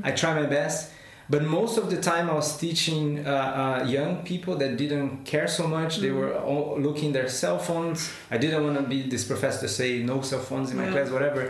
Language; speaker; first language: English; non-native, fluent; Portuguese